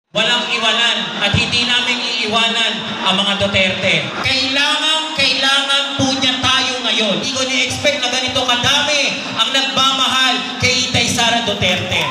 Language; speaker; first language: Filipino; native; Filipino